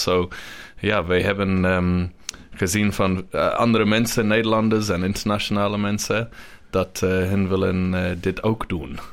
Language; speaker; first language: Dutch; non-native, learner; English